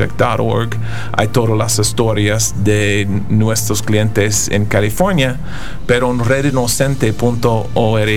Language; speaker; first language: Spanish; non-native, fluent; English